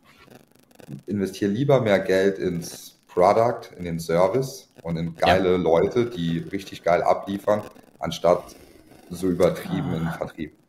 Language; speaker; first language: German; native; German